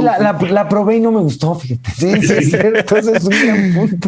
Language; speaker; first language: Spanish; native; Spanish